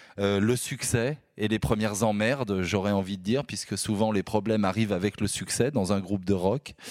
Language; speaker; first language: French; native; French